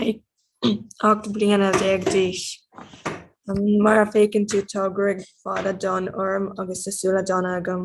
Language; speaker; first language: Irish; non-native, local second language; English